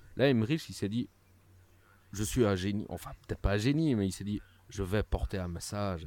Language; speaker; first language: French; native; French